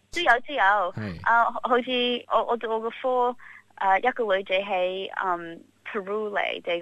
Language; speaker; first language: Cantonese; early bilingual, heritage; Cantonese